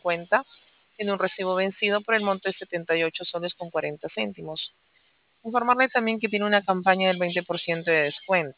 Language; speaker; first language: Spanish; native; Spanish